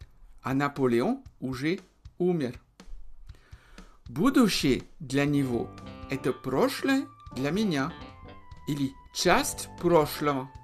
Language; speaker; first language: Russian; non-native, fluent; French